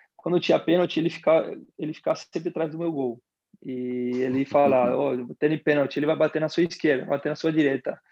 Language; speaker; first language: Portuguese; non-native, fluent; Spanish